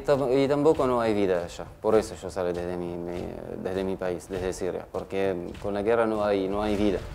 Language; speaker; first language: Spanish; non-native, learner; Arabic